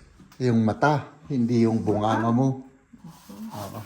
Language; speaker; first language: Filipino; native; Filipino